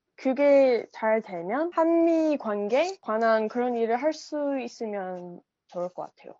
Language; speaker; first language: Korean; non-native, fluent; English